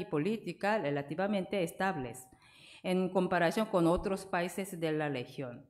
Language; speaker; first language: Spanish; non-native, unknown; Korean